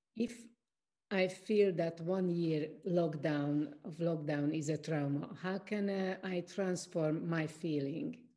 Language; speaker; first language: English; non-native, learner; Hungarian